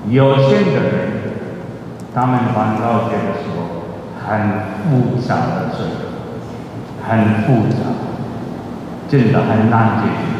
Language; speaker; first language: Chinese; non-native, fluent; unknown